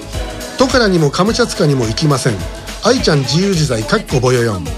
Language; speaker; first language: Japanese; native; Japanese